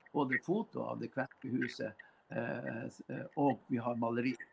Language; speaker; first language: Norwegian; native; Norwegian